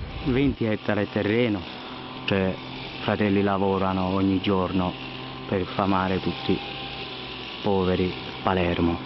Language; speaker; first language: Italian; non-native, learner; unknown